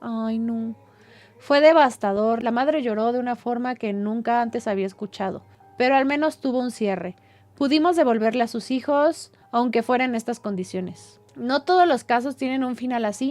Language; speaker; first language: Spanish; native; Spanish